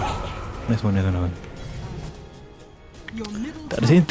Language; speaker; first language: English; non-native, learner; Malay